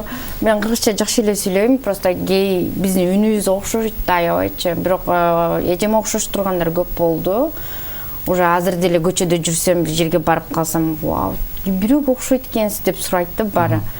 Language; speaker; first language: Kyrgyz; early bilingual, heritage; Kyrgyz